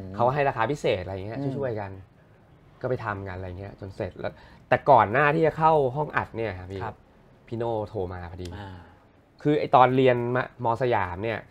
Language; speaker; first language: Thai; native; Thai